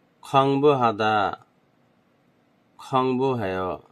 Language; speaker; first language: Korean; non-native, fluent; Bangla